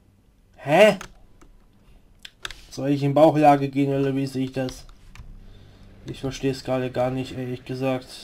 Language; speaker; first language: German; native; German